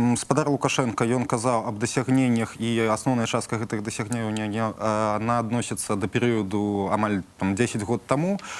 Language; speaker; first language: Belarusian; non-native, local second language; Russian